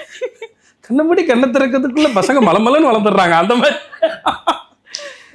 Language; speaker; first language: Tamil; native; Tamil